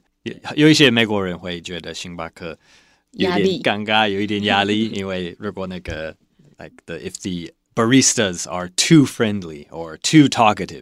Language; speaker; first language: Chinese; non-native, fluent; English